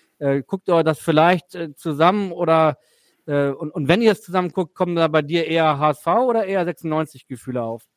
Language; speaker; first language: German; native; German